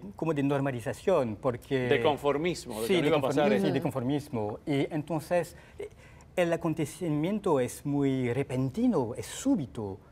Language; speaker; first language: Spanish; non-native, fluent; French